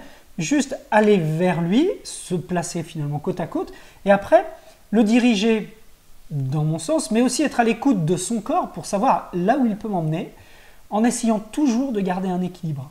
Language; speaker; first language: French; native; French